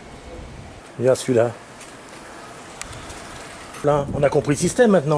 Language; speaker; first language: French; native; French